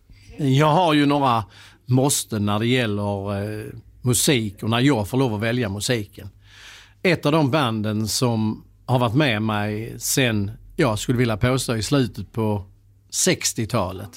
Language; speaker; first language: Swedish; native; Swedish